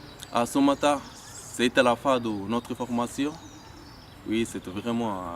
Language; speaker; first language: French; non-native, learner; Arabic